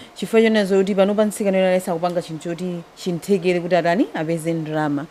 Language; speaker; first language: Nyanja; native; Nyanja